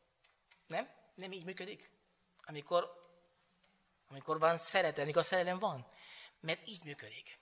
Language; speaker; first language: Hungarian; non-native, learner; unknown